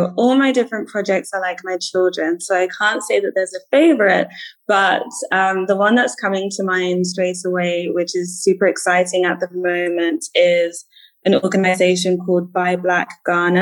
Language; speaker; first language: English; native; English